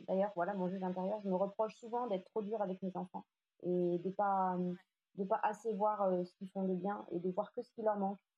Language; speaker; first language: French; native; French